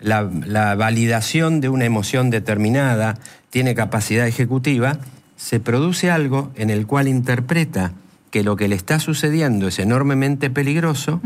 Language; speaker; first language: Spanish; native; Spanish